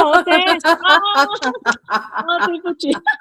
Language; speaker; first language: Chinese; non-native, learner; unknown